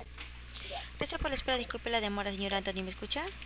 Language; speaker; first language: Spanish; native; Spanish